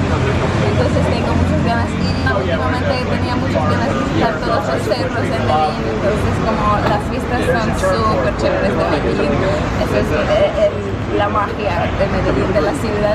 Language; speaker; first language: Spanish; non-native, fluent; Hungarian